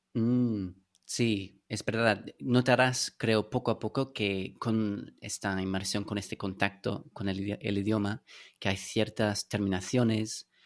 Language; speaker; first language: Spanish; non-native, fluent; English